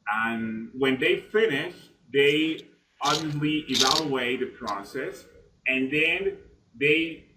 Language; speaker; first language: English; non-native, fluent; Spanish